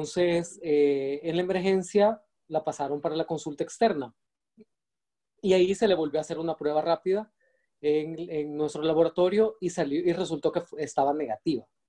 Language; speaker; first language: Spanish; native; Spanish